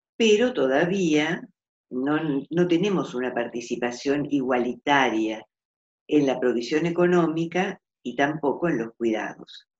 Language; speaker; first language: Spanish; native; Spanish